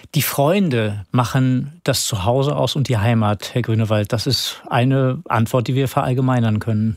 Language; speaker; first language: German; native; German